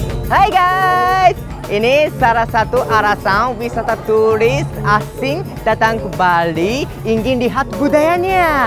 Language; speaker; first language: Indonesian; non-native, fluent; Japanese